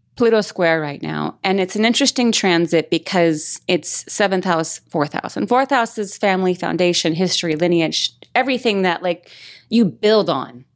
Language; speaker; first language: English; native; English